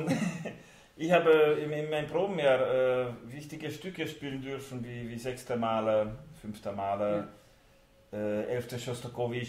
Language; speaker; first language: German; non-native, fluent; Hungarian